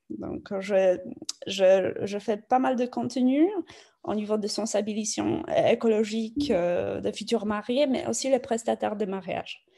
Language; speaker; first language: French; non-native, fluent; Polish